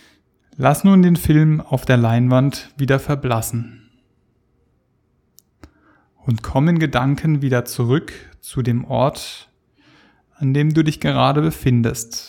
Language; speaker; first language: German; native; German